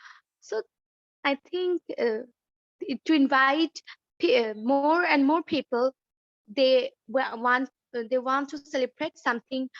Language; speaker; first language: English; non-native, learner; Bangla